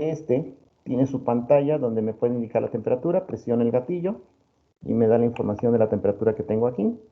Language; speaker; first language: Spanish; native; Spanish